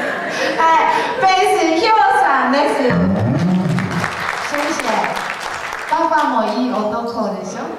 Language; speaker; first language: Japanese; non-native, learner; Chinese